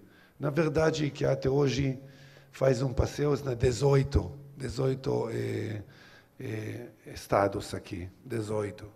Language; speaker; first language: Portuguese; non-native, learner; Hebrew